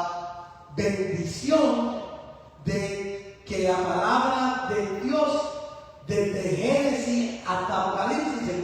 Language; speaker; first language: Spanish; native; Spanish